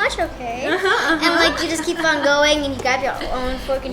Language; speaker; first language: English; non-native, fluent; Japanese